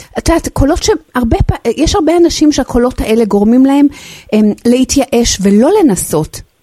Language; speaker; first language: Hebrew; native; Hebrew